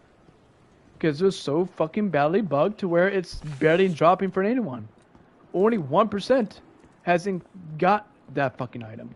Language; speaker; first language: English; native; English